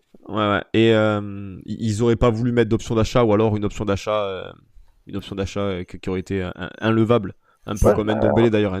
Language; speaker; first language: French; native; French